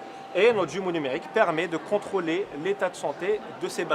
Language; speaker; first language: French; native; French